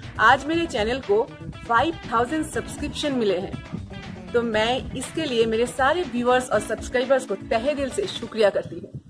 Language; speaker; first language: Hindi; non-native, local second language; Bangla